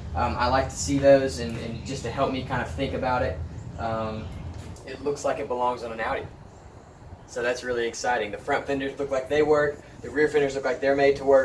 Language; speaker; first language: English; native; English